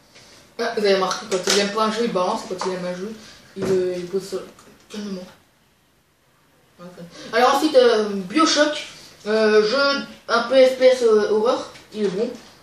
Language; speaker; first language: French; native; French